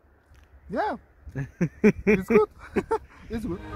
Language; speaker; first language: English; non-native, learner; Turkish